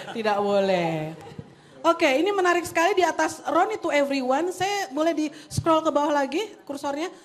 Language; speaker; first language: Indonesian; native; Indonesian